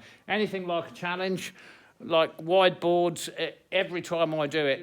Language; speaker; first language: English; native; English